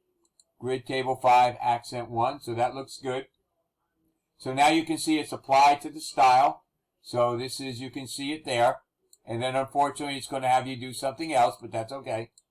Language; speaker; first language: English; native; English